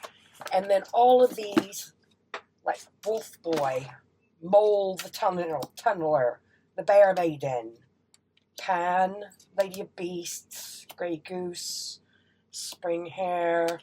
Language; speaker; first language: English; native; English